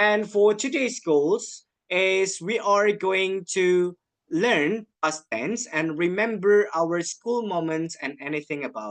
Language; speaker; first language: English; non-native, fluent; Indonesian